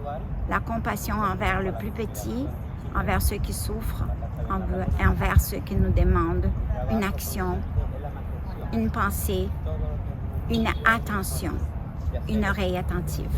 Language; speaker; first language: French; native; French